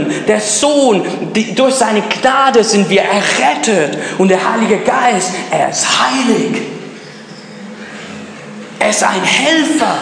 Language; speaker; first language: German; early bilingual, other home language; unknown